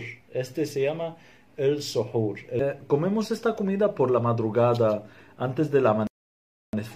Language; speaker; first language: Spanish; non-native, fluent; Arabic